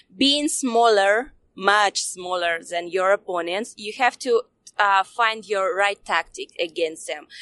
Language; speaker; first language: English; non-native, fluent; Russian